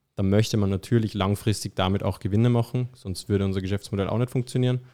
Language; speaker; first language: German; native; German